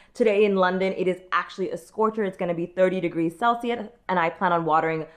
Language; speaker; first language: English; native; English